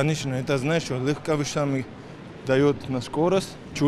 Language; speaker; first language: Russian; non-native, fluent; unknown